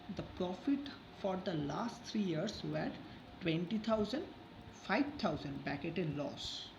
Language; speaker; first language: English; non-native, local second language; Bangla